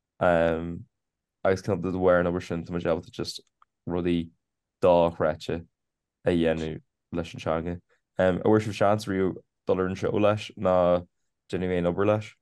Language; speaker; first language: Irish; native; Irish